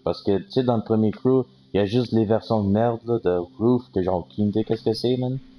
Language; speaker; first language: French; native; French